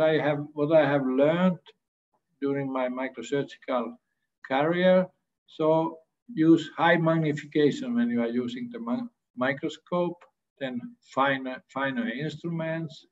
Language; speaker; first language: English; non-native, fluent; Finnish